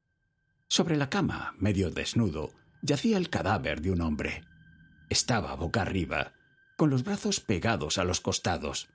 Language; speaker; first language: Spanish; native; Spanish